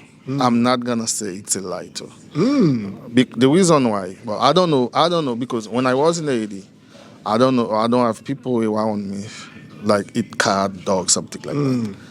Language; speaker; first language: English; non-native, learner; Haitian Creole